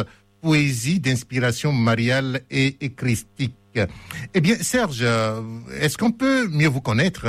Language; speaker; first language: French; native; French